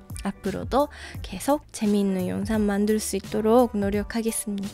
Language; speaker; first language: Korean; non-native, fluent; Japanese